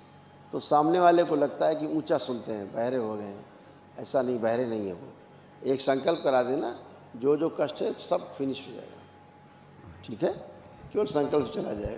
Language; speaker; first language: Hindi; native; Hindi